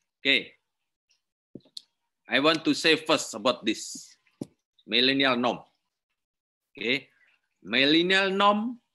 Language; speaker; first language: English; non-native, learner; Indonesian